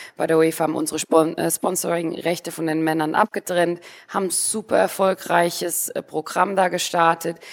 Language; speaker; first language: German; native; German